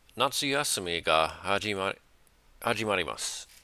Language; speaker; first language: Japanese; non-native, learner; English